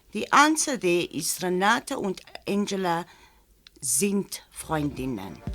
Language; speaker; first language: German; non-native, fluent; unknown